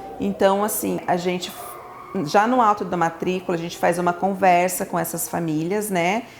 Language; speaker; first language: Portuguese; native; Portuguese